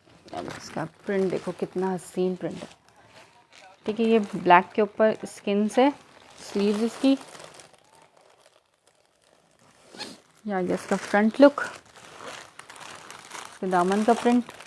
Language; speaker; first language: Urdu; native; Urdu